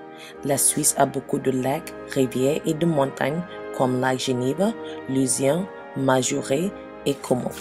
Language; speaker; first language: French; non-native, learner; English